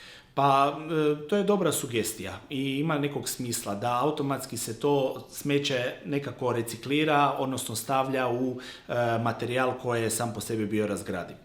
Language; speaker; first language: Croatian; native; Croatian